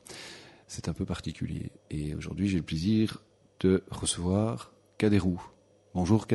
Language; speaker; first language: French; native; French